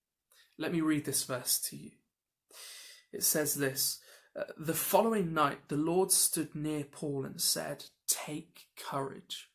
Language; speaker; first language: English; native; English